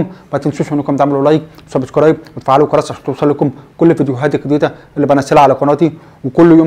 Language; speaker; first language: Arabic; native; Arabic